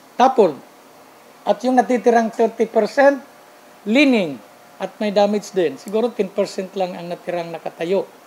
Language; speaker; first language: Filipino; non-native, local second language; Bikol